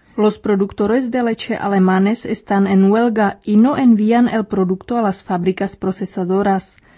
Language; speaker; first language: Spanish; non-native, fluent; Czech